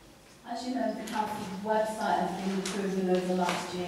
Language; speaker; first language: English; native; English